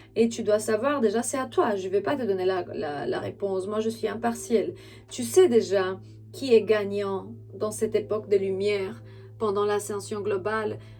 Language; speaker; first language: French; non-native, fluent; Romanian